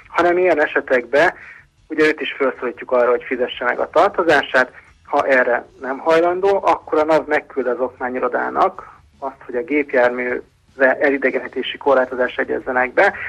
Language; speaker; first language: Hungarian; native; Hungarian